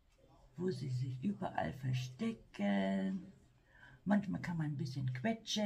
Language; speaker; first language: German; non-native, fluent; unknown